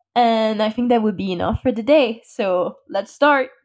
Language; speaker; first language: English; non-native, fluent; French